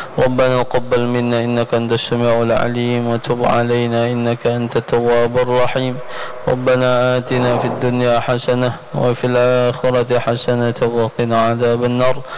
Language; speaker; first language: Arabic; non-native, fluent; Indonesian